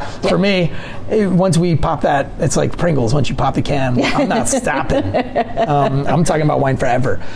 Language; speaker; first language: English; native; English